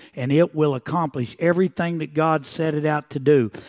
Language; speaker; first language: English; native; English